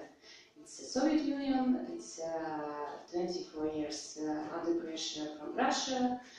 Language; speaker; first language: English; non-native, learner; Russian